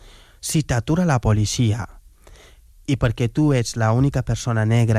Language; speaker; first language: Catalan; non-native, fluent; Wolof